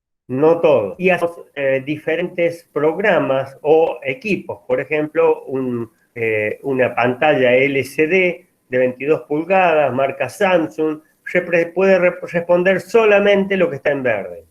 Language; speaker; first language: Spanish; native; Spanish